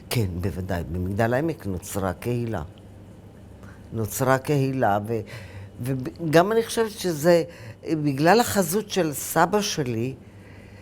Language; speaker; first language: Hebrew; early bilingual, other home language; Arabic